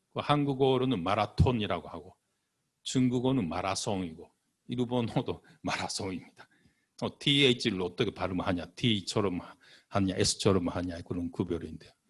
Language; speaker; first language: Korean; non-native, fluent; Japanese